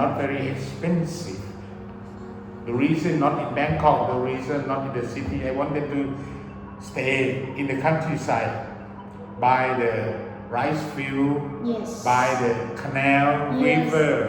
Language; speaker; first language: English; early bilingual, other home language; Thai